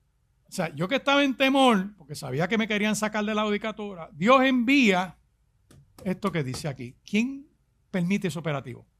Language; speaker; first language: Spanish; native; Spanish